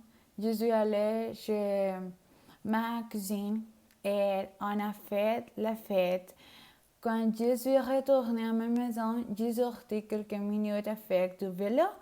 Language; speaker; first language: French; non-native, learner; Spanish